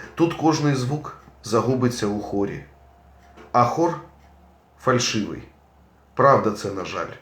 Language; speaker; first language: Ukrainian; native; Ukrainian